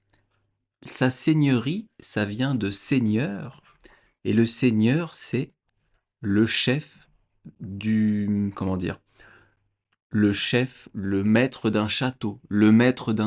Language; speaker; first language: French; native; French